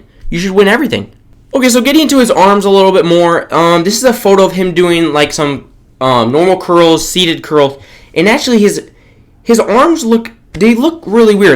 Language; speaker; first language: English; native; English